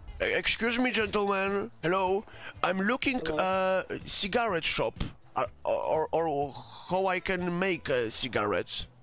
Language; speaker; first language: English; non-native, learner; Polish